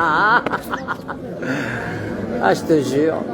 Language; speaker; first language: French; native; French